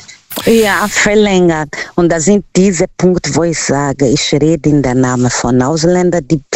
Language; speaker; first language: German; non-native, learner; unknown